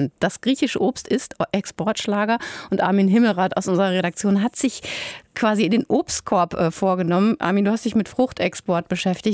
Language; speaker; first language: German; native; German